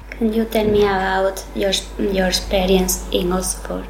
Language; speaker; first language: English; non-native, learner; Spanish